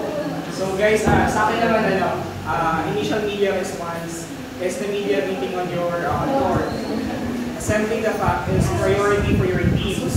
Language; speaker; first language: English; non-native, local second language; Filipino